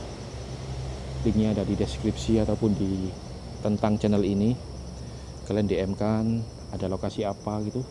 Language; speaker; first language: Indonesian; native; Indonesian